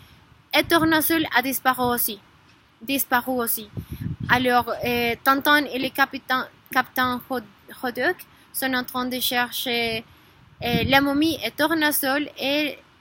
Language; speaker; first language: French; non-native, learner; Spanish